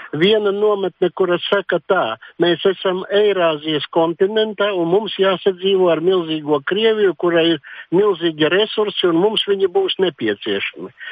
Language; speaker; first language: Latvian; native; Latvian